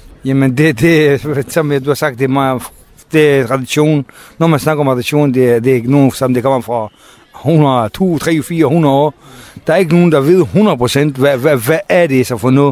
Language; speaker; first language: Danish; non-native, learner; Kurdish